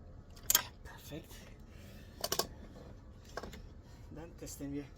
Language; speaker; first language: German; non-native, learner; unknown